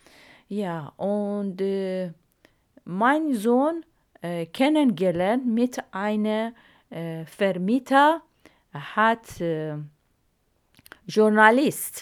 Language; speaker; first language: German; non-native, learner; Arabic